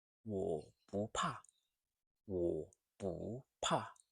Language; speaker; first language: Chinese; non-native, fluent; English